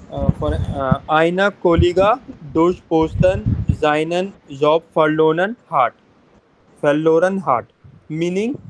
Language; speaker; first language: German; non-native, fluent; Hindi